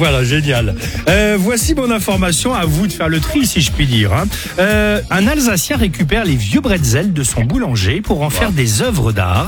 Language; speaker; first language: French; native; French